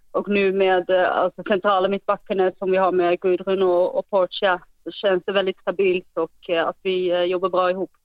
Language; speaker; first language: Swedish; non-native, fluent; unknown